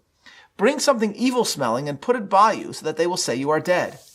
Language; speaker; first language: English; native; English